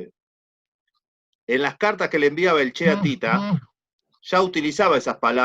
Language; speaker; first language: Spanish; native; Spanish